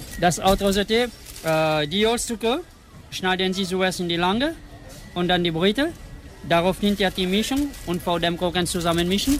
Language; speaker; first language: German; non-native, learner; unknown